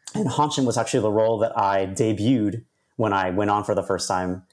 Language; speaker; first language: English; native; English